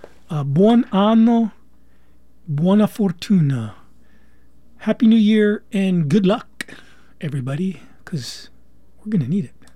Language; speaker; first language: English; native; English